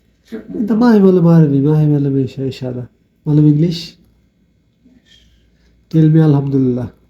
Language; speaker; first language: Arabic; non-native, learner; Bangla